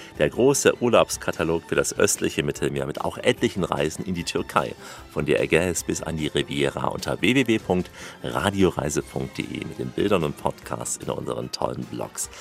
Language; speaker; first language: German; native; German